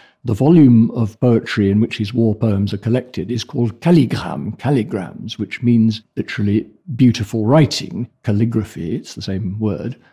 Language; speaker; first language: English; native; English